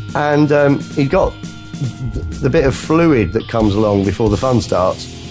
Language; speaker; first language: English; native; English